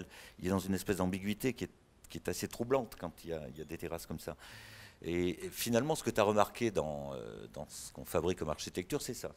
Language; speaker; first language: French; native; French